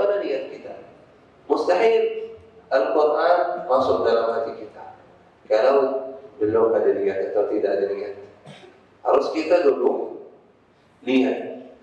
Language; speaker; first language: Indonesian; non-native, fluent; Arabic